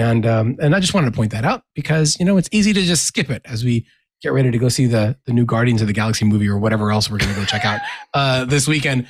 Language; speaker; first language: English; native; English